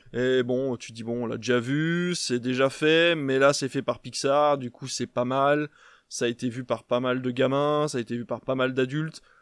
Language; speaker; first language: French; native; French